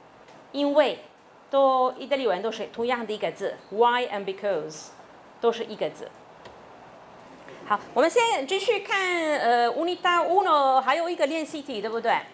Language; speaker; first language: Chinese; non-native, fluent; Italian